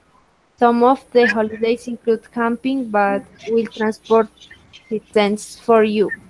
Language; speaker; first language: English; non-native, learner; Spanish